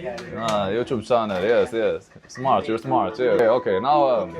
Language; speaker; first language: English; non-native, learner; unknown